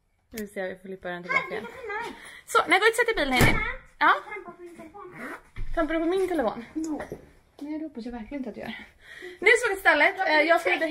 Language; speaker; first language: Swedish; native; Swedish